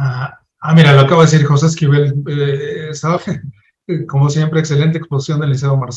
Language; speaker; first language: Spanish; native; Spanish